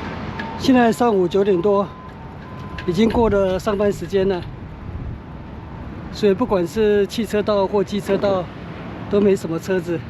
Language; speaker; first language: Chinese; native; Chinese